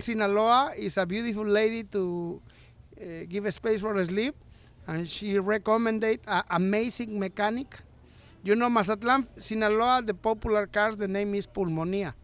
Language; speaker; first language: English; non-native, learner; Spanish